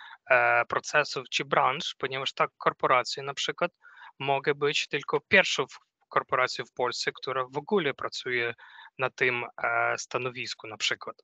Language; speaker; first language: Polish; non-native, fluent; Ukrainian